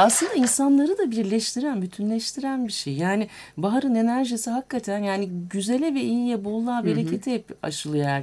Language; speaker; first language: Turkish; native; Turkish